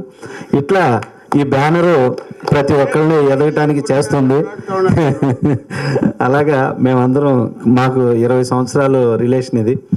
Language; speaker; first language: Telugu; native; Telugu